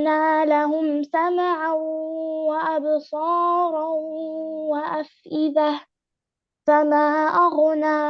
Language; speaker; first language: Arabic; non-native, learner; English